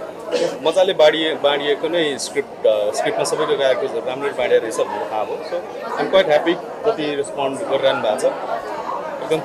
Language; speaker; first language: Nepali; native; Nepali